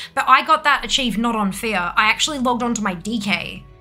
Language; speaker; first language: English; native; English